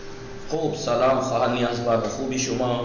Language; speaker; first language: Persian; non-native, fluent; Urdu